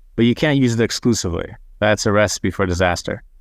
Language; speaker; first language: English; non-native, fluent; Hebrew